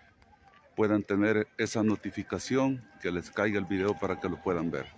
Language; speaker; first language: Spanish; native; Spanish